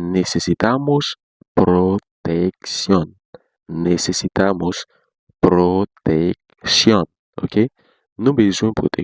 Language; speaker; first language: Spanish; non-native, learner; Haitian Creole